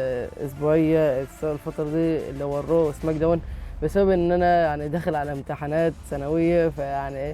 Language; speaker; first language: Arabic; native; Arabic